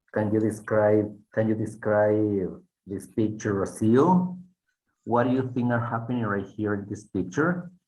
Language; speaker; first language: English; non-native, fluent; Spanish